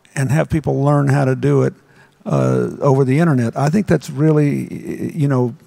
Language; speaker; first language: English; native; English